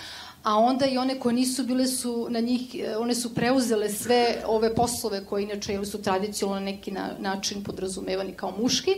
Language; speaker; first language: Serbian; native; Serbian